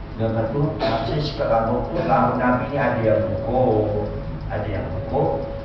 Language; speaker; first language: Malay; non-native, local second language; Tamil